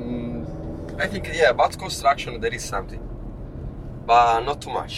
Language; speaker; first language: English; non-native, learner; Italian